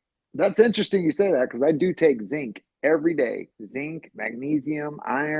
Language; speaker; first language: English; native; English